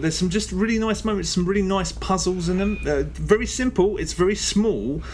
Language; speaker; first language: English; native; English